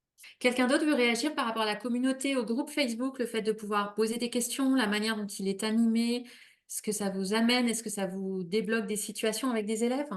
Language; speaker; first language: French; native; French